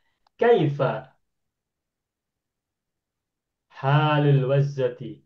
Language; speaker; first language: Arabic; non-native, fluent; Indonesian